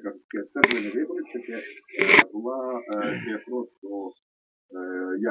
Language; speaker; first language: Ukrainian; non-native, local second language; Russian